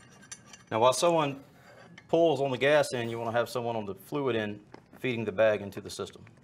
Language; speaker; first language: English; native; English